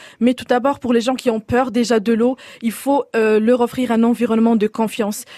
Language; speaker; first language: French; non-native, local second language; Arabic